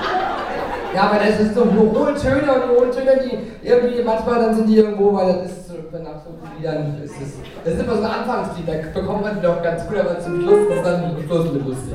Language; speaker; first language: German; native; German